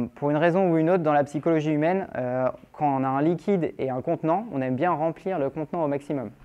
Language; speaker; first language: French; native; French